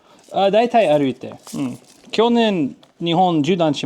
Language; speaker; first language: Japanese; non-native, learner; English